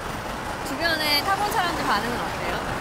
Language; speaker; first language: Korean; native; Korean